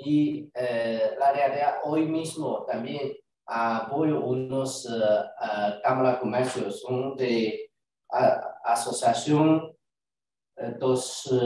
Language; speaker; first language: Spanish; non-native, learner; Chinese